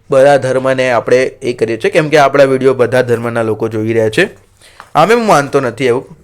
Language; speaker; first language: Gujarati; non-native, local second language; Marathi